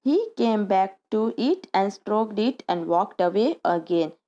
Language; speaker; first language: English; non-native, local second language; Gujarati